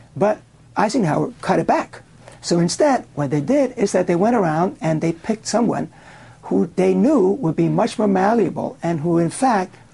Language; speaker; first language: English; non-native, fluent; Spanish